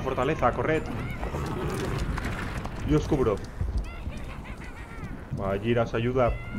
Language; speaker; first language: Spanish; native; Spanish